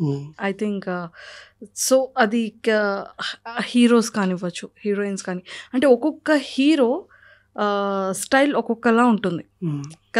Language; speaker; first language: Telugu; native; Telugu